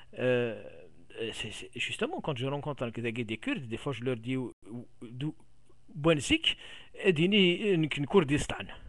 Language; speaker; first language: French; non-native, local second language; Kabyle